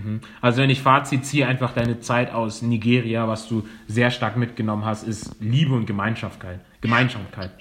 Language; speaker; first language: German; non-native, fluent; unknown